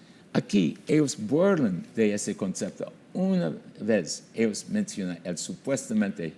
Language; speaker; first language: Spanish; non-native, fluent; English